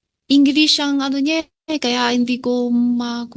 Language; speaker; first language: Filipino; early bilingual, other home language; Chinese